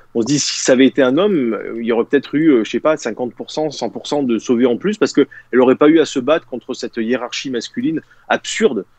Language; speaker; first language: French; native; French